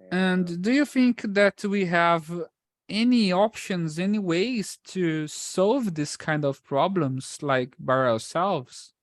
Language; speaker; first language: English; non-native, fluent; Portuguese